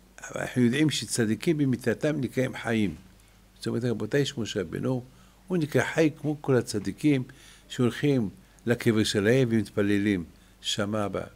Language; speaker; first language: Hebrew; non-native, fluent; French